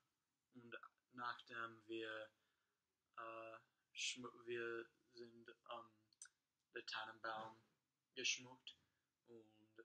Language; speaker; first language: German; non-native, learner; English